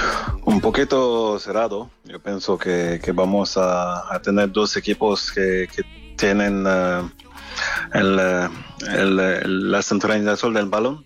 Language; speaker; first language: Spanish; non-native, learner; French